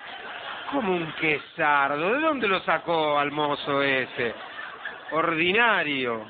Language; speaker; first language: Spanish; native; Spanish